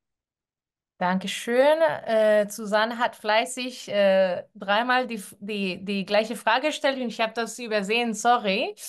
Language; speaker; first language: German; non-native, fluent; Spanish